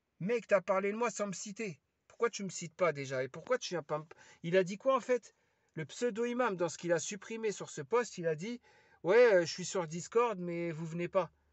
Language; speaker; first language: French; early bilingual, other home language; Lingala